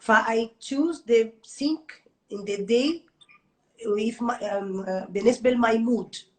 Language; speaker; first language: English; non-native, learner; Portuguese